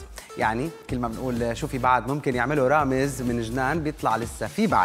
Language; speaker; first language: Arabic; native; Arabic